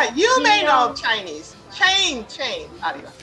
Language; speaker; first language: Japanese; non-native, learner; English